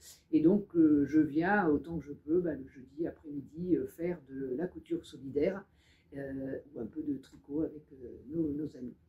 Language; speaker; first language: French; native; French